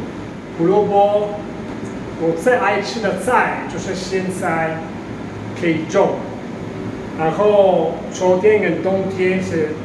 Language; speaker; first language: Chinese; non-native, fluent; Italian